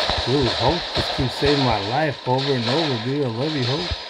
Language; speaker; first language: English; early bilingual, other home language; Spanish